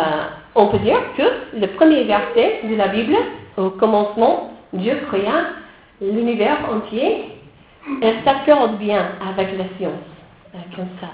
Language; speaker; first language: French; non-native, fluent; English